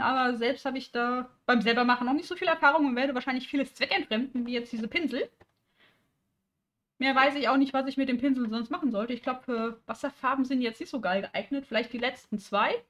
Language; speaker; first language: German; native; German